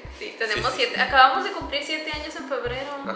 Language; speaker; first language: Spanish; native; Spanish